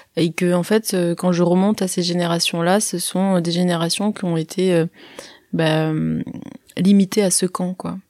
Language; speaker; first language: French; early bilingual, other home language; Arabic